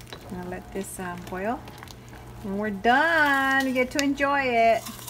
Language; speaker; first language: English; early bilingual, other home language; Spanish